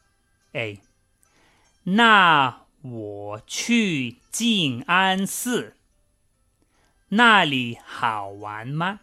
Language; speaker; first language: Chinese; non-native, fluent; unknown